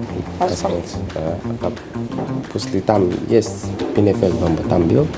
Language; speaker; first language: Russian; non-native, learner; English